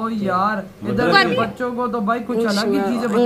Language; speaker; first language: Urdu; non-native, local second language; Punjabi